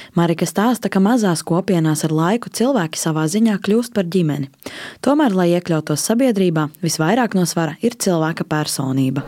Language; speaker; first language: Latvian; native; Latvian